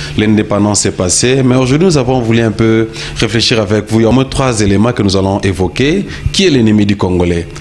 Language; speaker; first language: French; non-native, local second language; Lingala